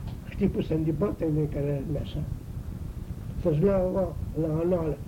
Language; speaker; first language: Greek; native; Greek